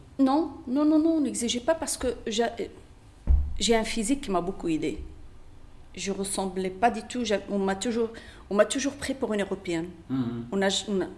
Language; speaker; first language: French; non-native, local second language; Berber languages